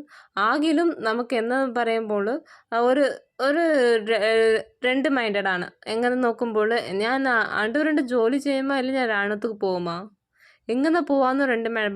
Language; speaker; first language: Malayalam; non-native, learner; Tamil